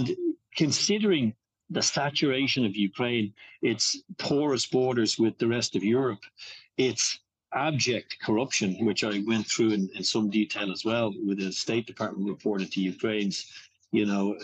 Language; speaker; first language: English; native; English